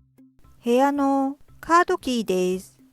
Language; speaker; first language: Japanese; non-native, fluent; Korean